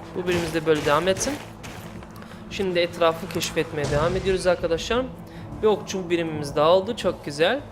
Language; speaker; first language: Turkish; native; Turkish